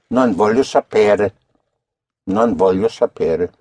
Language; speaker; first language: Italian; non-native, fluent; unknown